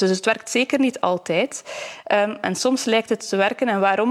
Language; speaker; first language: Dutch; native; Dutch